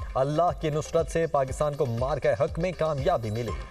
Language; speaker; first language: Urdu; native; Urdu